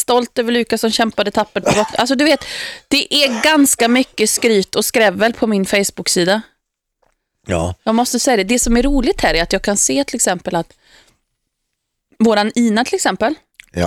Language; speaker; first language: Swedish; native; Swedish